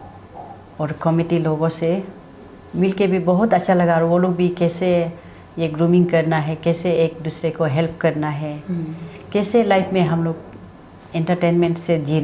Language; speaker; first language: Hindi; non-native, local second language; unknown